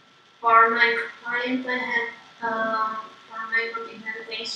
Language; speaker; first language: English; non-native, learner; Portuguese